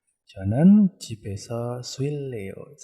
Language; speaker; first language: Korean; non-native, fluent; Indonesian